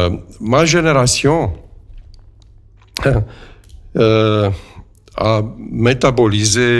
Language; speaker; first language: French; non-native, fluent; Romanian